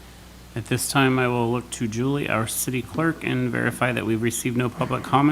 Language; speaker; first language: English; native; English